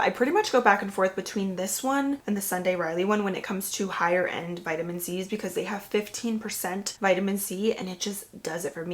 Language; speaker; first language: English; native; English